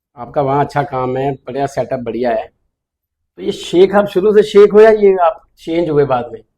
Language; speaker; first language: Hindi; non-native, local second language; Punjabi